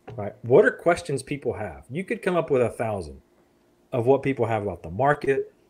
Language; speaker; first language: English; native; English